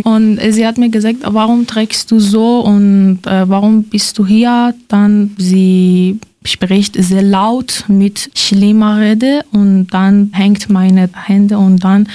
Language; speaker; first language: German; non-native, learner; Persian